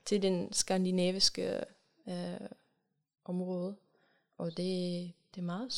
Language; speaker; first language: Danish; non-native, fluent; German